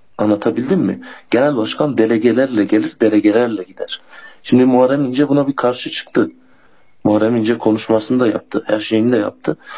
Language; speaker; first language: Turkish; non-native, local second language; Kurdish